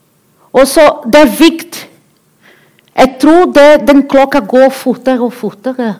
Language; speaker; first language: Norwegian; non-native, learner; Portuguese